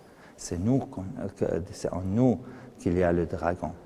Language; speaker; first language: French; non-native, fluent; Arabic